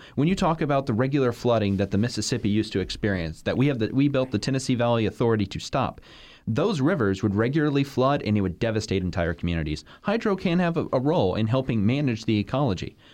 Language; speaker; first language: English; native; English